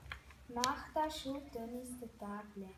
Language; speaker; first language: French; non-native, learner; German